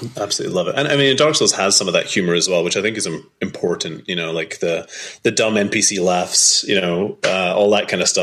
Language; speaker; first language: English; native; English